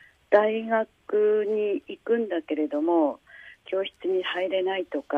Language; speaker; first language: Japanese; native; Japanese